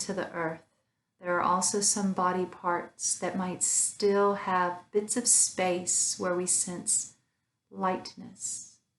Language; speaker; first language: English; native; English